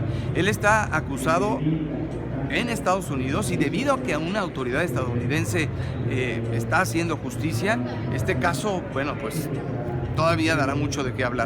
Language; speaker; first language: Spanish; native; Spanish